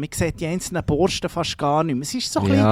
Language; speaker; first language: German; native; German